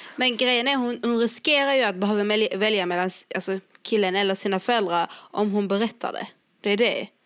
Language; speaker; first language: Swedish; early bilingual, other home language; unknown